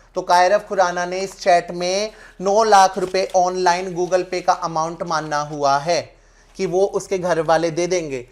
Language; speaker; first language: Hindi; non-native, local second language; Punjabi